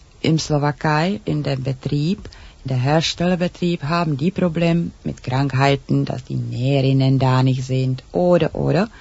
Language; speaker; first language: German; non-native, learner; Czech